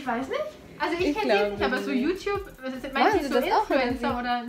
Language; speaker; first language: German; native; German